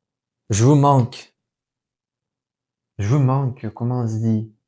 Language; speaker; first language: French; non-native, fluent; Russian